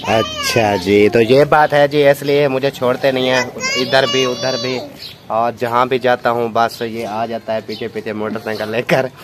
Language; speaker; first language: Urdu; non-native, local second language; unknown